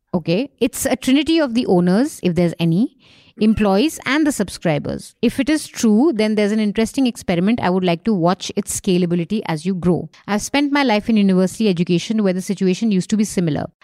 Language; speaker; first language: English; non-native, local second language; Hindi